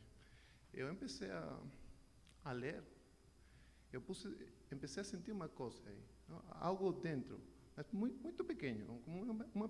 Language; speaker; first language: Portuguese; non-native, learner; Spanish